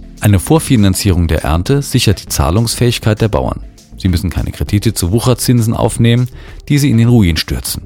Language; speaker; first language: German; native; German